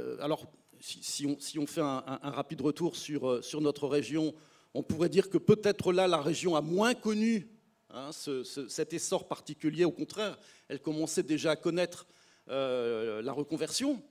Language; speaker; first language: French; native; French